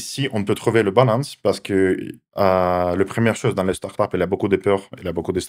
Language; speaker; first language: French; non-native, fluent; Russian